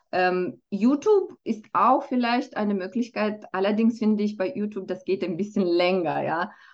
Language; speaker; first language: German; non-native, fluent; Romanian